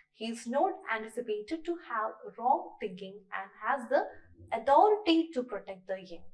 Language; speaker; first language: English; non-native, local second language; Malayalam